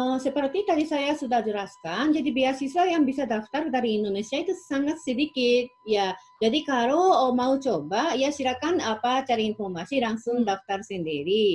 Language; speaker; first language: Indonesian; non-native, fluent; Japanese